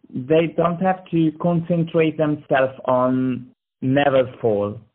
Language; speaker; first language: English; non-native, learner; Italian